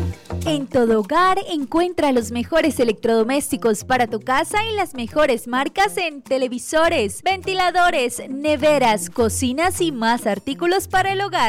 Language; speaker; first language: Spanish; native; Spanish